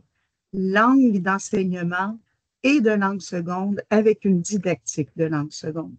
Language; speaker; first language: French; native; French